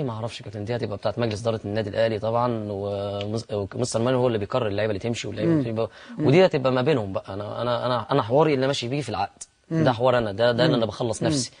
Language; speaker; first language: Arabic; native; Arabic